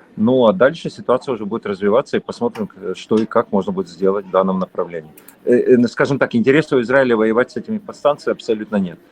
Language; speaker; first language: Russian; native; Russian